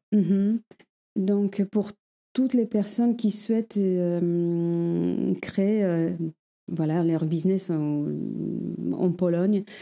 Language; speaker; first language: French; non-native, fluent; Polish